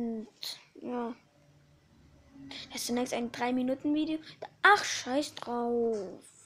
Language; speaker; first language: German; early bilingual, other home language; Polish